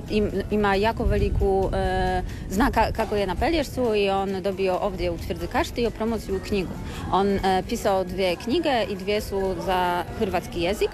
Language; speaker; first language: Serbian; non-native, learner; Polish